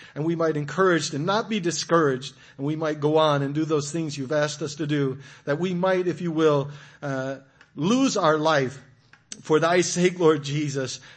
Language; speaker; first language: English; native; English